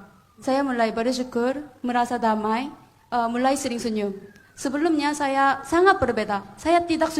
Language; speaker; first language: Indonesian; non-native, fluent; Korean